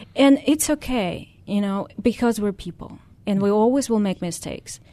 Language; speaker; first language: English; non-native, fluent; Russian